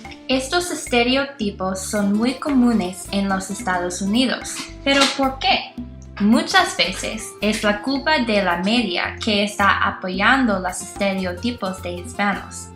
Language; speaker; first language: Spanish; non-native, learner; English